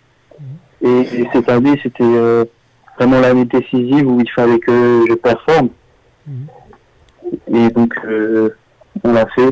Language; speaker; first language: French; early bilingual, other home language; Armenian